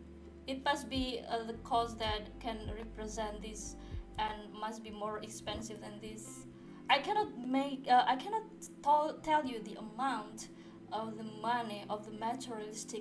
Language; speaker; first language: English; non-native, learner; Indonesian